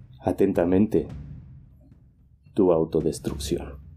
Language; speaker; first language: Spanish; native; Spanish